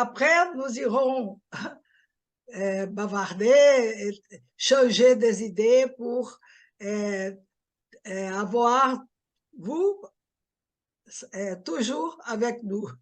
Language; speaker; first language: French; non-native, learner; Portuguese